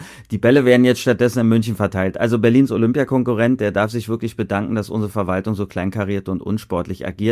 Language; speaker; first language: German; native; German